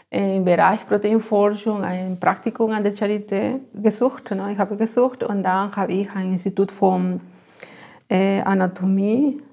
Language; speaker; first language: German; non-native, fluent; Spanish